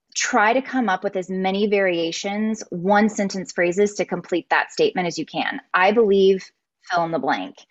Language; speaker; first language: English; native; English